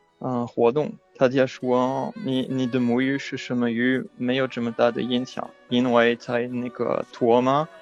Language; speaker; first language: Chinese; non-native, learner; French